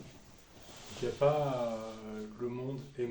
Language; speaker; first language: French; non-native, fluent; English